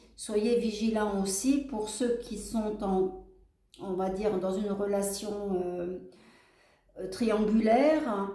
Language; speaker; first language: French; native; French